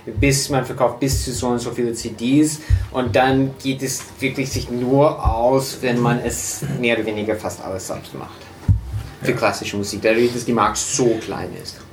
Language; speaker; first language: German; native; German